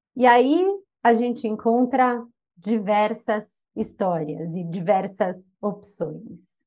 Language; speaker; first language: Portuguese; native; Portuguese